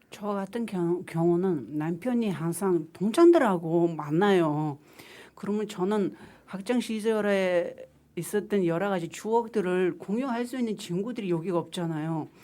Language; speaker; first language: Korean; non-native, fluent; Mongolian